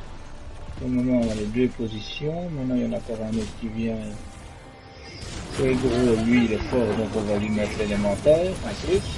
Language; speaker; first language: French; native; French